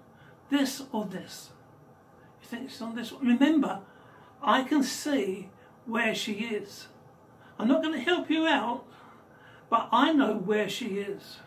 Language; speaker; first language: English; native; English